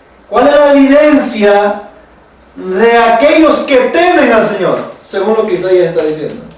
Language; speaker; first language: Spanish; native; Spanish